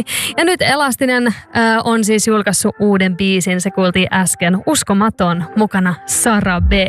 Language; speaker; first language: Finnish; native; Finnish